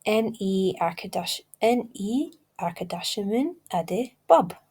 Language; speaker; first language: Turkish; non-native, learner; English